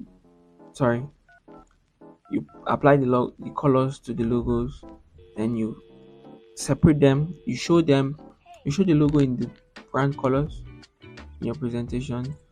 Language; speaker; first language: English; non-native, local second language; Yoruba